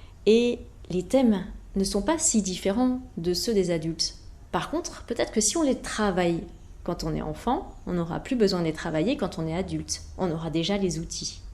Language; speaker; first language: French; native; French